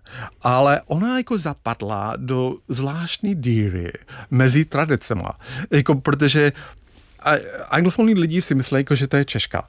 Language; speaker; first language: Czech; non-native, fluent; English